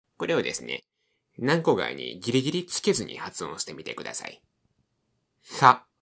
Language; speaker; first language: Japanese; native; Japanese